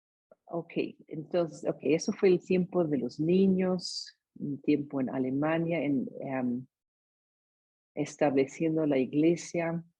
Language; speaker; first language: Spanish; non-native, fluent; English